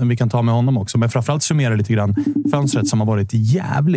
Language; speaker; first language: Swedish; native; Swedish